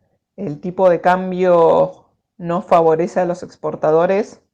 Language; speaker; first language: Spanish; native; Spanish